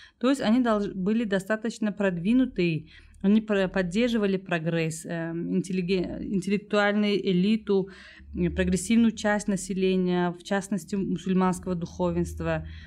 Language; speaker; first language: Russian; non-native, local second language; Tajik